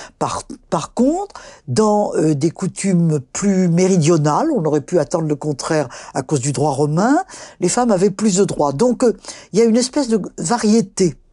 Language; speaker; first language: French; native; French